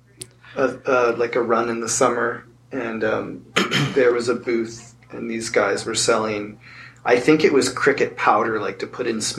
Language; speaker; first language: English; native; English